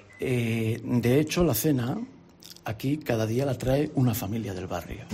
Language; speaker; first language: Spanish; native; Spanish